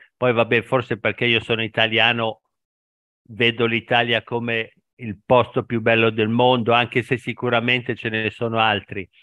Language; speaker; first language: Italian; native; Italian